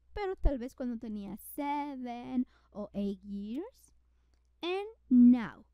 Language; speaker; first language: English; non-native, fluent; Spanish